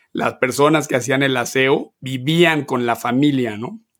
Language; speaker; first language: Spanish; native; Spanish